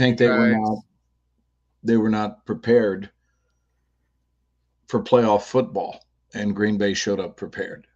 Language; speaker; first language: English; native; English